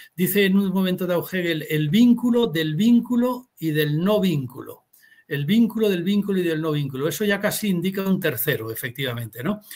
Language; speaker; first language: Spanish; native; Spanish